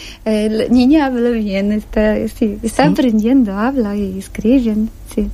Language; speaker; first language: Spanish; non-native, learner; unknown